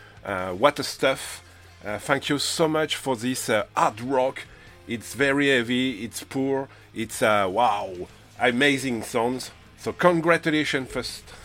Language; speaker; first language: English; non-native, learner; French